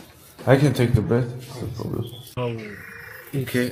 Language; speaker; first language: English; non-native, learner; German